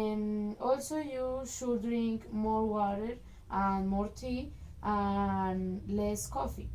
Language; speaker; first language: English; non-native, learner; Spanish